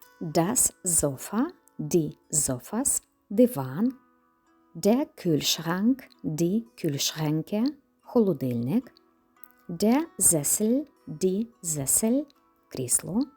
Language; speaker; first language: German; non-native, fluent; Ukrainian